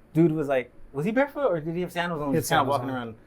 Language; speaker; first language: English; native; English